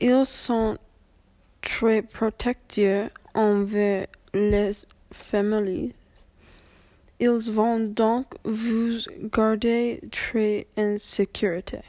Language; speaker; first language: French; non-native, learner; English